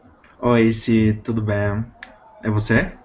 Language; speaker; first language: Portuguese; non-native, learner; Spanish